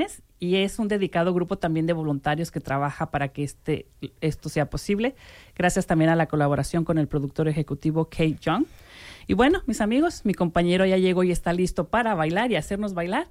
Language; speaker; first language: Spanish; native; Spanish